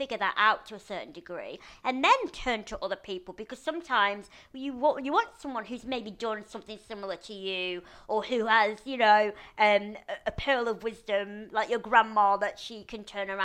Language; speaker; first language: English; native; English